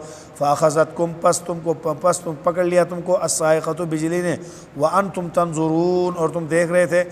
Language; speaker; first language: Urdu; native; Urdu